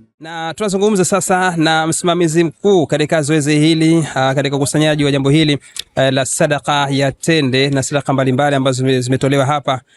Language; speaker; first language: Swahili; native; Swahili